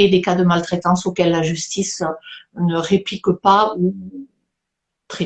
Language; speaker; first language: French; native; French